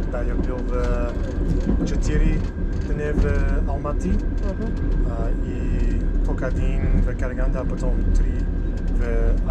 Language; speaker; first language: Russian; non-native, learner; English